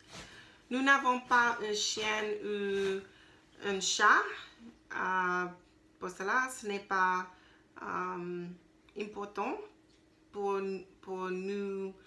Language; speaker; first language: French; non-native, learner; English